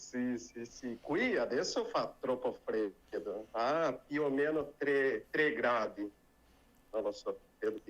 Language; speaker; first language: Italian; non-native, learner; Portuguese